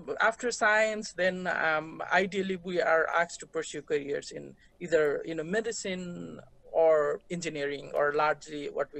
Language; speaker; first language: English; non-native, local second language; Nepali